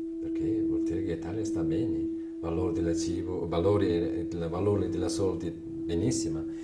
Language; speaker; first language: Italian; non-native, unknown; Tibetan